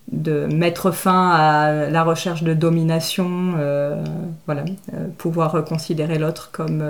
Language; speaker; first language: French; native; French